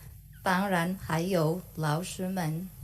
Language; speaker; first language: Chinese; non-native, learner; Indonesian